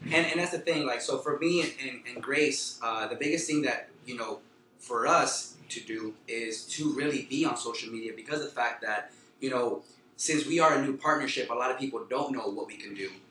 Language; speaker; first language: English; early bilingual, other home language; Spanish